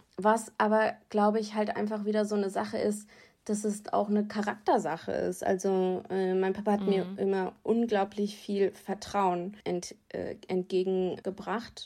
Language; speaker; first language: German; native; German